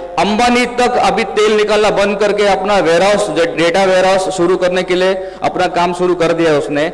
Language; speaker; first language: Hindi; non-native, local second language; Marathi